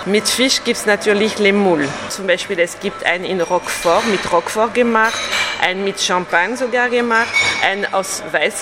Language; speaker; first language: German; non-native, fluent; French